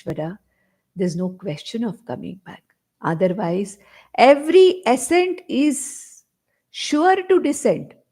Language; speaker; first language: English; non-native, local second language; Konkani